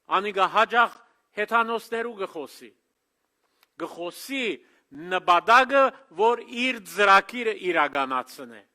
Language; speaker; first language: Armenian; early bilingual, heritage; Armenian